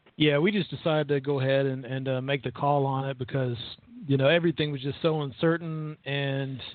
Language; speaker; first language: English; native; English